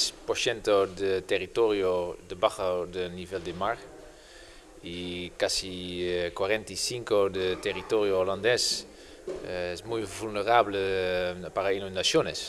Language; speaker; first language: Spanish; non-native, fluent; Dutch